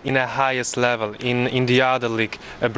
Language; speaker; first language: English; non-native, learner; Polish